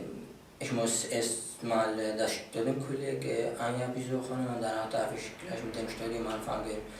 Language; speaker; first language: German; non-native, fluent; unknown